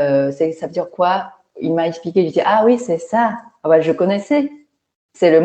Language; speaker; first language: French; non-native, fluent; Chinese